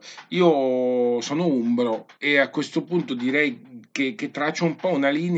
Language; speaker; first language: Italian; native; Italian